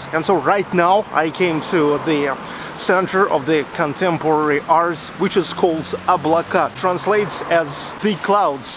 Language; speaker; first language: English; non-native, fluent; Russian